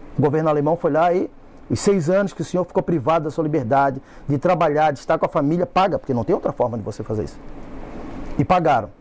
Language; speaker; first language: Portuguese; native; Portuguese